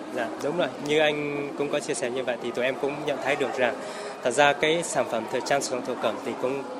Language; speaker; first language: Vietnamese; non-native, local second language; Hmong